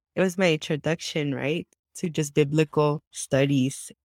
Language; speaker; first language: English; early bilingual, other home language; Spanish